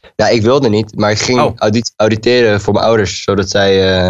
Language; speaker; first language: Dutch; native; Dutch